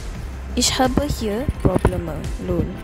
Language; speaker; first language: German; non-native, learner; Malay